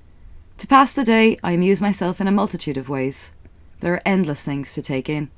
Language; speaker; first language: English; native; English